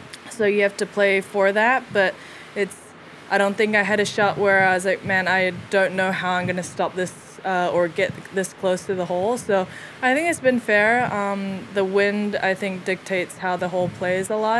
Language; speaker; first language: English; early bilingual, other home language; Korean